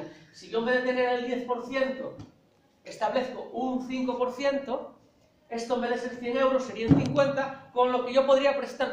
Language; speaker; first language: Spanish; native; Spanish